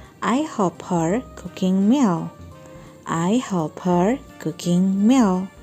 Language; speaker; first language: English; non-native, fluent; Indonesian